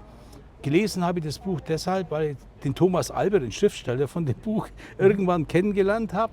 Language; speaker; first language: German; native; German